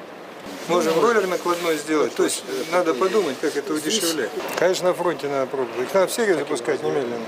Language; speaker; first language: Russian; native; Russian